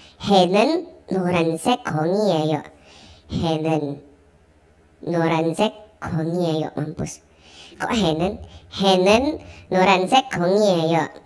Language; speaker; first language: Korean; non-native, learner; Indonesian